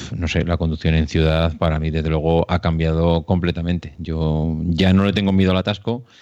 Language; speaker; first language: Spanish; non-native, fluent; Danish